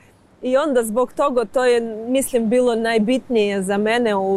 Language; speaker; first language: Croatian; non-native, learner; Ukrainian